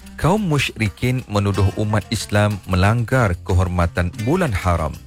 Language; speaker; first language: Malay; native; Malay